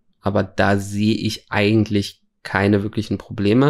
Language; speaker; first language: German; native; German